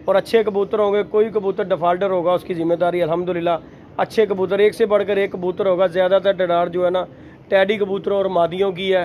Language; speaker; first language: Hindi; non-native, local second language; Punjabi